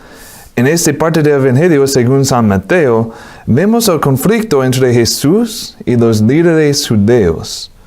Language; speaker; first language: Spanish; non-native, fluent; English